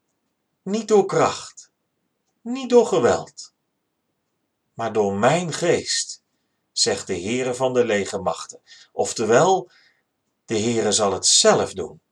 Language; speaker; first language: Dutch; native; Dutch